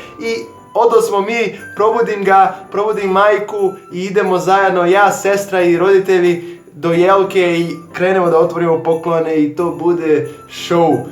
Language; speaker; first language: Bosnian; non-native, fluent; Portuguese